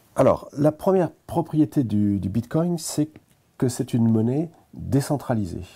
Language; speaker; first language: French; native; French